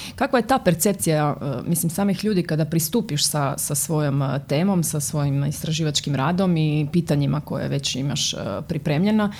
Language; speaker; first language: Croatian; native; Croatian